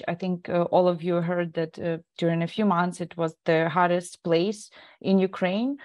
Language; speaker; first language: English; non-native, fluent; Ukrainian